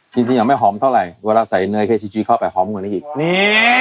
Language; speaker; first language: Thai; non-native, fluent; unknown